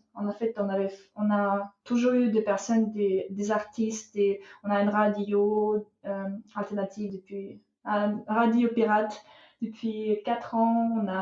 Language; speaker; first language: French; non-native, fluent; Russian